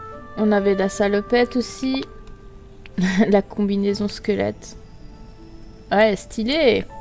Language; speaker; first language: French; native; French